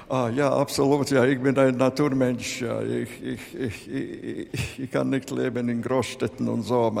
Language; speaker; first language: German; non-native, fluent; Latvian